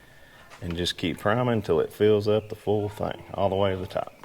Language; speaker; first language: English; native; English